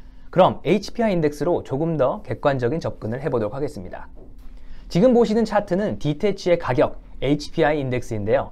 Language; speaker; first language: Korean; native; Korean